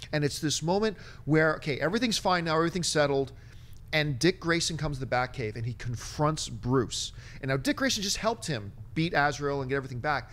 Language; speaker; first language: English; native; English